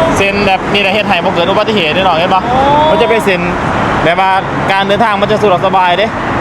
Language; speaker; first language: Thai; native; Thai